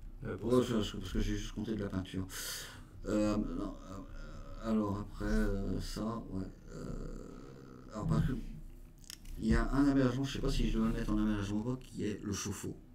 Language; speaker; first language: French; native; French